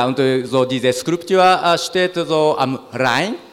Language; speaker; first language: German; non-native, learner; Japanese